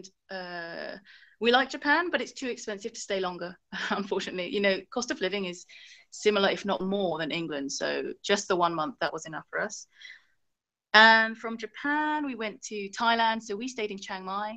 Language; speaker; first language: English; native; English